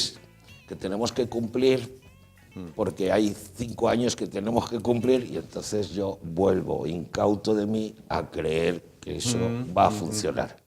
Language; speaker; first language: Spanish; native; Spanish